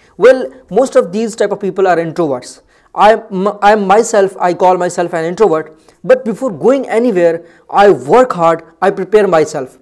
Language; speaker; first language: English; non-native, local second language; Urdu